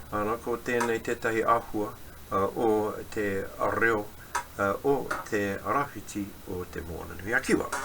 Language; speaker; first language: Māori; non-native, local second language; English